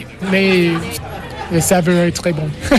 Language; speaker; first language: French; non-native, learner; English